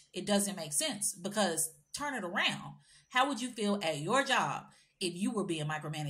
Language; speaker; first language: English; native; English